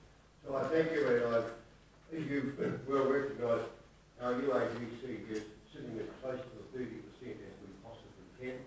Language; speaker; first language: English; native; English